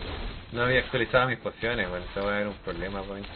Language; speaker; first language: Spanish; native; Spanish